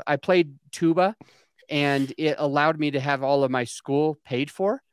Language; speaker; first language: English; native; English